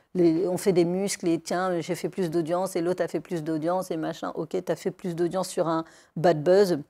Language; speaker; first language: French; native; French